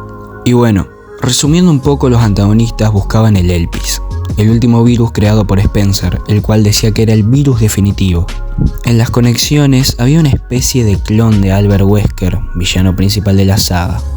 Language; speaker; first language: Spanish; native; Spanish